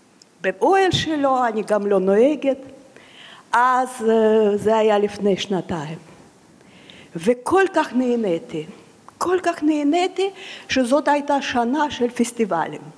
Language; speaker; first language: Hebrew; non-native, fluent; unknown